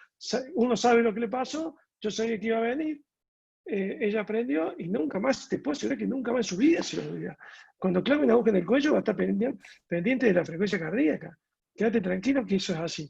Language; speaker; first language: Spanish; native; Spanish